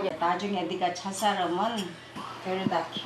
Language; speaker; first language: Korean; native; Korean